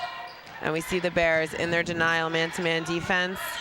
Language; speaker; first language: English; native; English